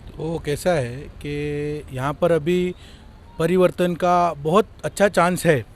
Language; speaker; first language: Hindi; non-native, local second language; Marathi